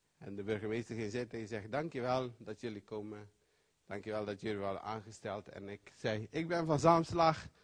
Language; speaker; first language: Dutch; non-native, fluent; Papiamento